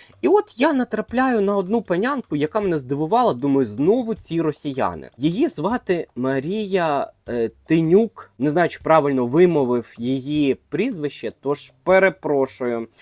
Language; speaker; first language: Ukrainian; native; Ukrainian